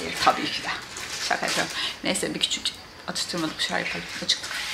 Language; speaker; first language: Turkish; native; Turkish